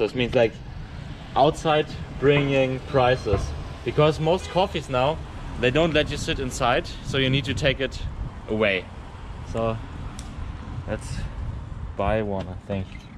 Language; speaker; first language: English; non-native, fluent; German